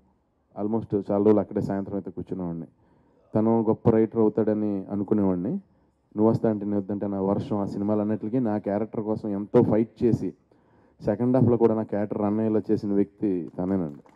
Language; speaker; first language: Telugu; native; Telugu